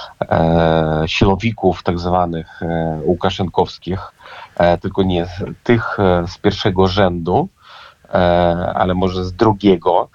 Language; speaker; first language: Polish; non-native, fluent; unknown